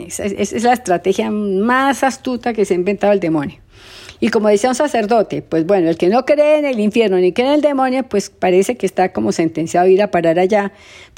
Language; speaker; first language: Spanish; native; Spanish